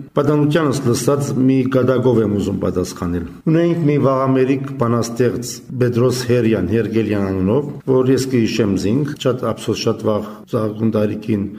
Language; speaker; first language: Armenian; native; Armenian